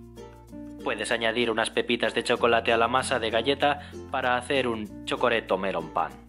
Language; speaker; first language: Spanish; native; Spanish